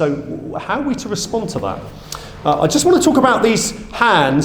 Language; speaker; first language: English; native; English